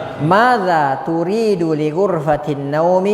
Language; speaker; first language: Arabic; non-native, fluent; Indonesian